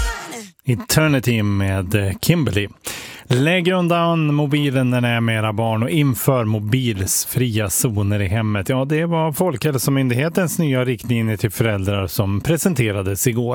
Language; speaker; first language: Swedish; native; Swedish